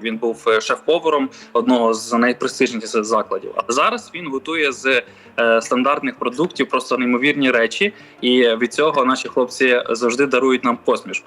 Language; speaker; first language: Ukrainian; native; Ukrainian